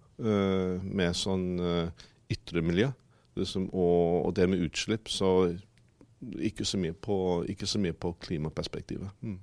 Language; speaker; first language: Norwegian; non-native, fluent; English